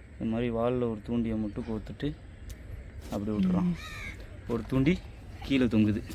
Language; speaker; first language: Tamil; native; Tamil